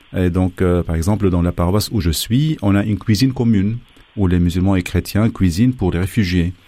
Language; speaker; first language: French; non-native, local second language; Arabic